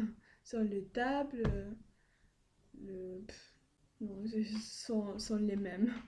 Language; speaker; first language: French; non-native, learner; Spanish